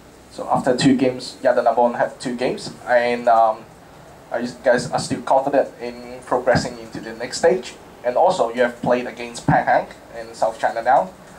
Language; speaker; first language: English; non-native, local second language; Cantonese